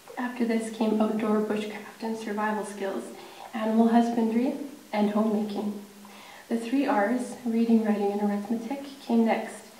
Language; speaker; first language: English; native; English